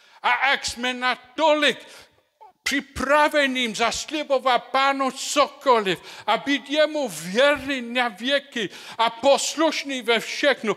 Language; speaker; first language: Czech; non-native, learner; English